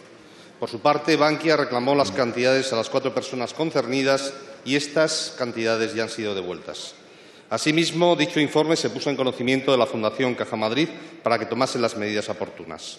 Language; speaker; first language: Spanish; native; Spanish